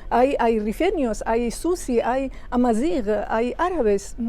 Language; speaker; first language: Spanish; early bilingual, other home language; Arabic